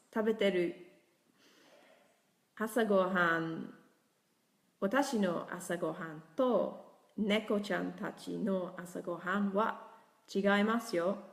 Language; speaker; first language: Japanese; non-native, learner; English